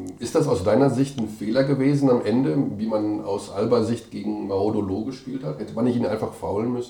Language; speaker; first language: German; native; German